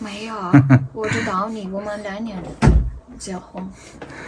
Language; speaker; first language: Chinese; non-native, learner; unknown